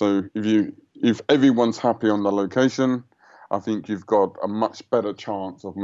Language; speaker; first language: English; native; English